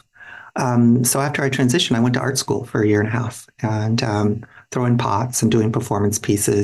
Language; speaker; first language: English; native; English